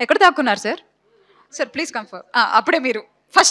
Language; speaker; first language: Telugu; native; Telugu